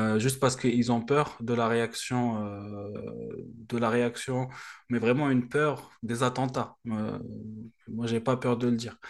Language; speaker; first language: French; non-native, local second language; Arabic